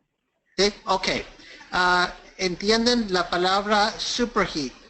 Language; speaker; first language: Spanish; early bilingual, heritage; English